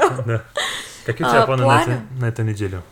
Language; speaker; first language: Russian; non-native, fluent; English